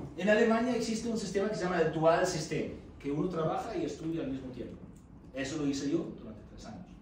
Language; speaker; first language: Spanish; non-native, fluent; German